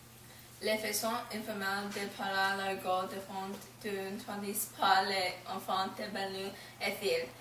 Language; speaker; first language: French; non-native, learner; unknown